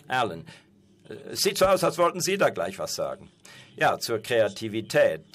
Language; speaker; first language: German; non-native, fluent; Persian